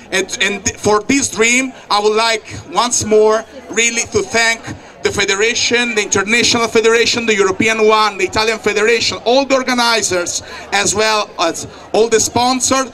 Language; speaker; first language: English; non-native, fluent; Italian